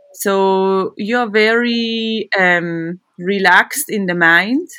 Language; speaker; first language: English; non-native, fluent; Swiss German